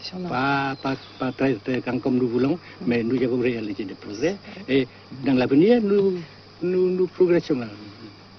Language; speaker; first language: French; non-native, fluent; Vietnamese